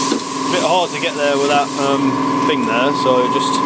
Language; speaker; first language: English; native; English